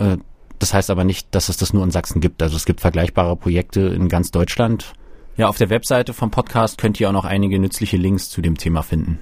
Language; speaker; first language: German; native; German